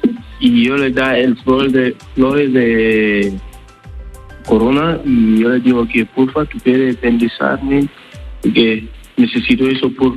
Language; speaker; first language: Spanish; non-native, learner; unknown